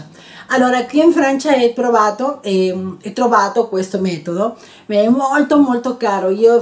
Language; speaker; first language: Italian; non-native, learner; Spanish